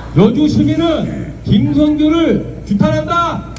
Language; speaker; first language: Korean; native; Korean